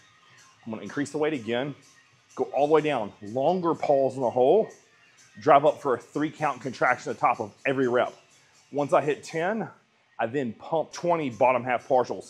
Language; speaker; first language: English; native; English